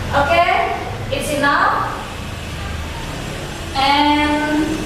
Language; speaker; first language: English; non-native, learner; Indonesian